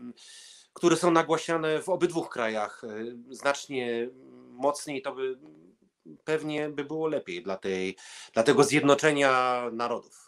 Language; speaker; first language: Polish; early bilingual, heritage; Polish